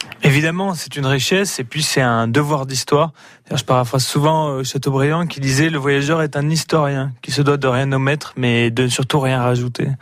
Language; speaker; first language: French; native; French